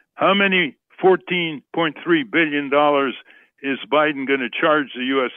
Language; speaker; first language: English; native; English